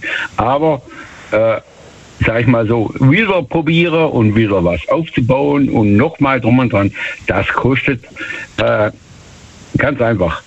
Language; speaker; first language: German; native; German